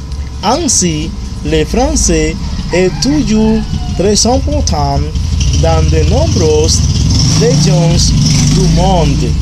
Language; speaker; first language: French; non-native, learner; Spanish